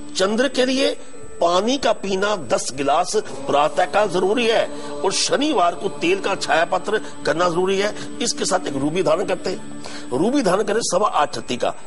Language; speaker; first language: Hindi; native; Hindi